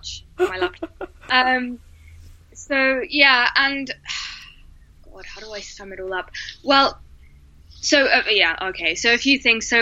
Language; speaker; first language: English; native; English